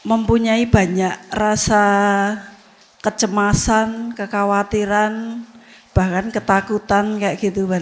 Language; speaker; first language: Indonesian; non-native, local second language; Javanese